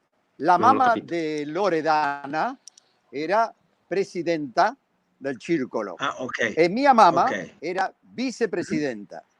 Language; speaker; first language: Italian; early bilingual, heritage; Spanish